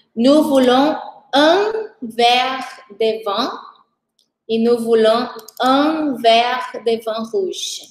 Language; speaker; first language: French; non-native, fluent; Portuguese